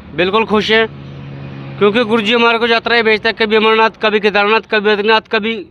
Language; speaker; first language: Hindi; native; Hindi